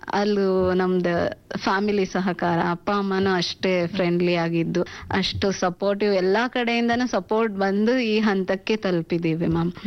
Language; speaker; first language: Kannada; non-native, local second language; Urdu